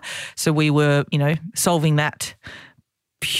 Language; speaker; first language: English; native; English